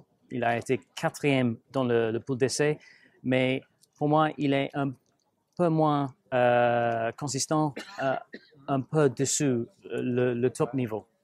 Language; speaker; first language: French; non-native, fluent; English